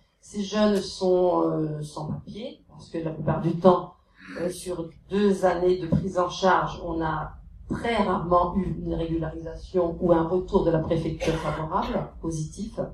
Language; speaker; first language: French; native; French